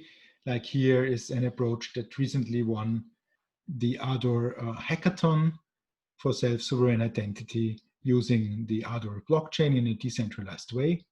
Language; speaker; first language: English; non-native, fluent; German